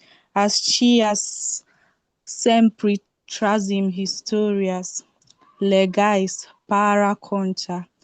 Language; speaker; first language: Portuguese; non-native, learner; English